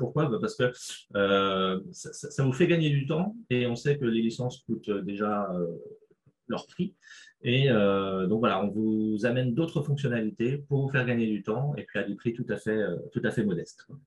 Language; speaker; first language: French; native; French